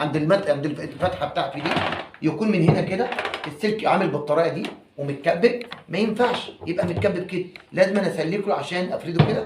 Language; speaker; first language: Arabic; native; Arabic